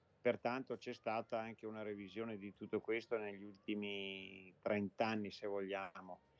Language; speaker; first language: Italian; native; Italian